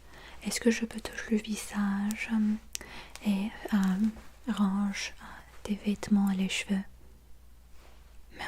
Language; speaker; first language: French; non-native, learner; English